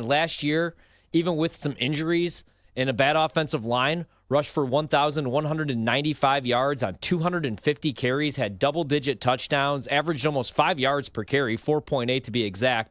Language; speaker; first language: English; native; English